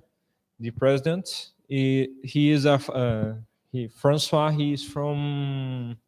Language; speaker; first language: English; non-native, fluent; Portuguese